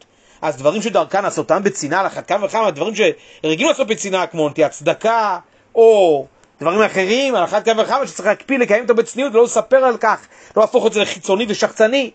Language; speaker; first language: Hebrew; native; Hebrew